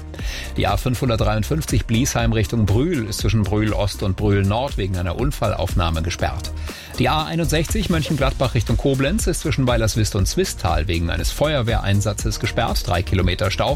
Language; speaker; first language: German; native; German